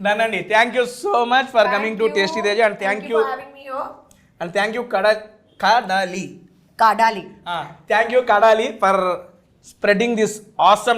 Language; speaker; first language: Telugu; native; Telugu